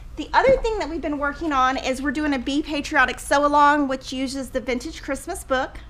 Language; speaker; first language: English; native; English